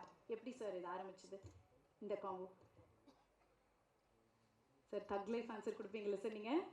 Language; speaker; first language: Tamil; native; Tamil